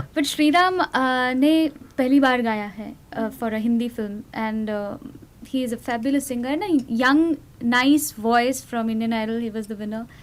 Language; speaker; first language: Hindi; non-native, local second language; Bangla